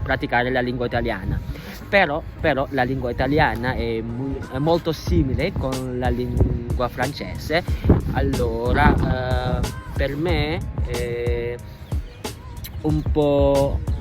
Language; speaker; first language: Italian; non-native, learner; Indonesian